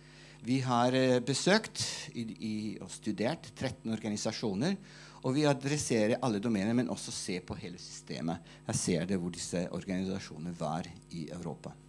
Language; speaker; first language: Norwegian; non-native, fluent; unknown